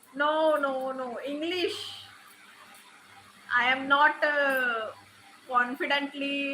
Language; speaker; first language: English; non-native, learner; Marathi